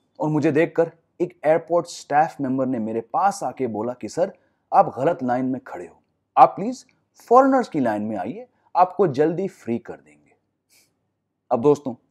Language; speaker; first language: Hindi; non-native, local second language; English